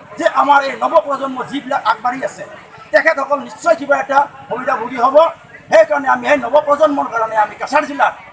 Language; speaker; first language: Assamese; non-native, local second language; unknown